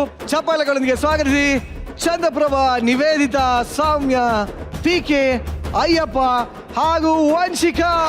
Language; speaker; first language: Kannada; native; Kannada